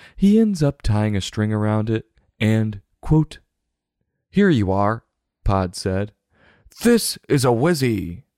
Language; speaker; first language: English; native; English